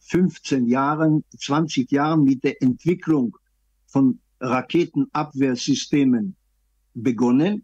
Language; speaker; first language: German; non-native, fluent; Hebrew